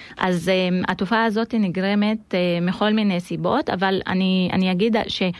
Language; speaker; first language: Hebrew; non-native, local second language; Arabic